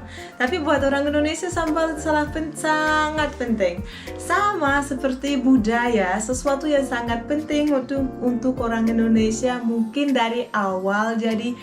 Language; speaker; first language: Indonesian; non-native, fluent; Russian